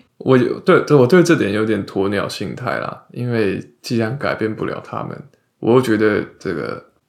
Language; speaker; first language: Chinese; native; Chinese